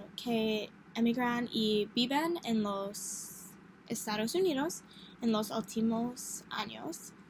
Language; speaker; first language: Spanish; non-native, learner; English